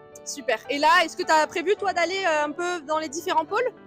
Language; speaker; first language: French; native; French